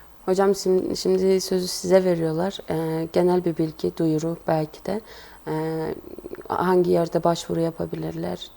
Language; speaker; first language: Turkish; non-native, local second language; Kyrgyz